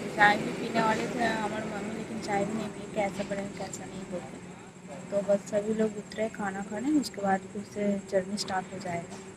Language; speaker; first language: Hindi; non-native, local second language; Bangla